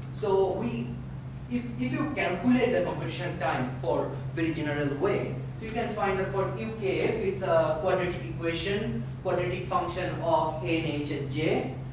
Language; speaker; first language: English; non-native, local second language; Bangla